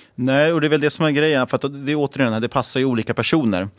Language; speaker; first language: Swedish; native; Swedish